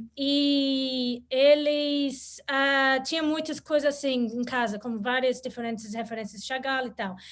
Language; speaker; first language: Portuguese; non-native, fluent; English